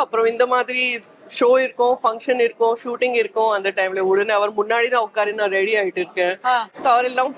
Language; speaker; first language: Tamil; non-native, fluent; Gujarati